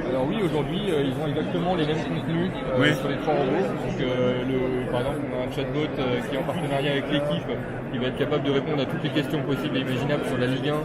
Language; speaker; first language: French; native; French